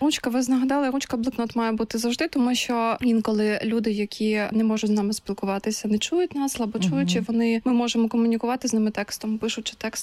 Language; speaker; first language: Ukrainian; native; Ukrainian